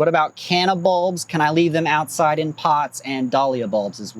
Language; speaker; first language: English; native; English